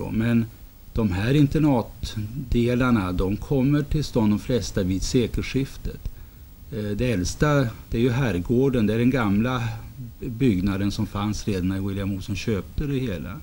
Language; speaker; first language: Swedish; native; Swedish